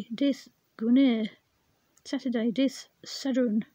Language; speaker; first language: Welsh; non-native, learner; English